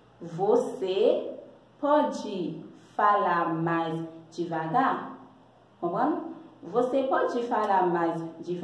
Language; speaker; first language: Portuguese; non-native, learner; Haitian Creole